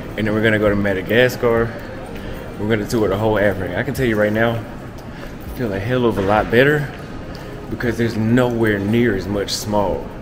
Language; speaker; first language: English; native; English